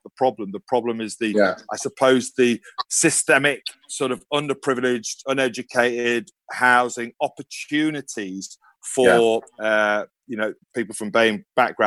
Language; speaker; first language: English; native; English